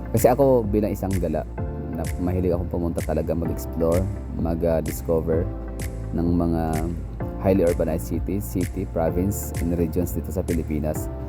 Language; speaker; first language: Filipino; non-native, local second language; Cebuano